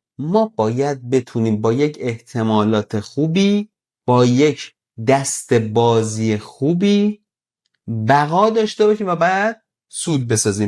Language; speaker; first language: Persian; native; Persian